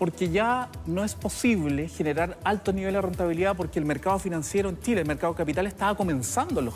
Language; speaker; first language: Spanish; native; Spanish